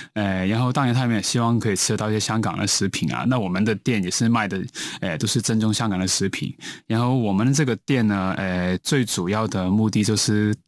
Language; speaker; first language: Chinese; non-native, local second language; Cantonese